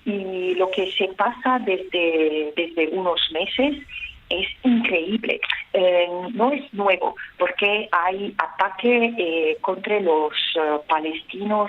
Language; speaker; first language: Spanish; non-native, fluent; Italian